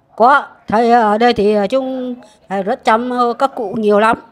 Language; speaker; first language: Vietnamese; native; Vietnamese